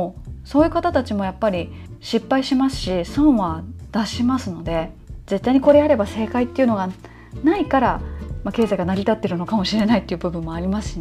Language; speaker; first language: Japanese; native; Japanese